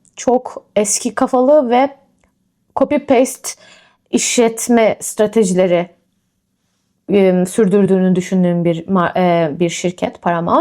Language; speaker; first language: Turkish; native; Turkish